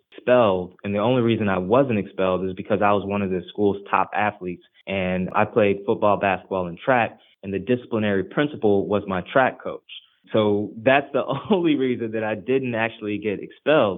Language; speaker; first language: English; early bilingual, other home language; Haitian Creole